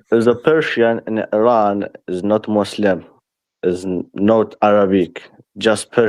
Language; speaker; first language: English; non-native, learner; Persian